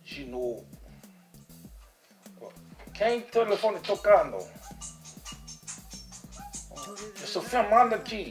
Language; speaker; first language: Portuguese; non-native, learner; English